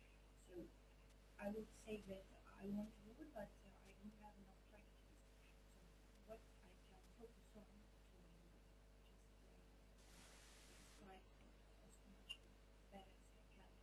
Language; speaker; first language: English; non-native, fluent; Ukrainian